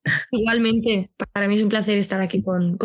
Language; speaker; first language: Spanish; native; Spanish